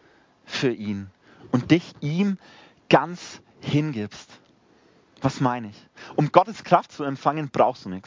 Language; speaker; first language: German; native; German